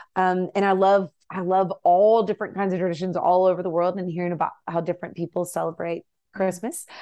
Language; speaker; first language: English; native; English